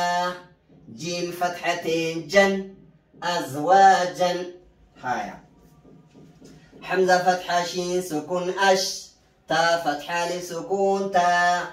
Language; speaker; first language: Arabic; non-native, fluent; Oromo